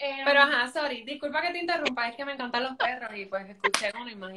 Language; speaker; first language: Spanish; native; Spanish